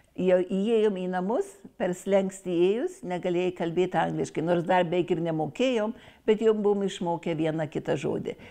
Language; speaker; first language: Lithuanian; early bilingual, heritage; Lithuanian